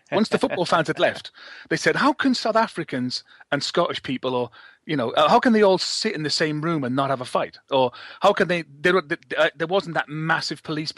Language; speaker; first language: English; native; English